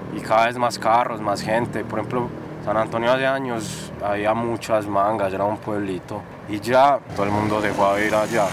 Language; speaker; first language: Spanish; native; Spanish